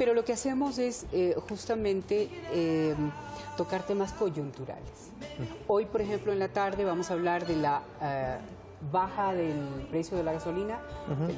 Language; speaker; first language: Spanish; early bilingual, heritage; Spanish